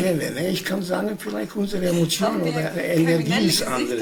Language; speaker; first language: German; non-native, learner; Romany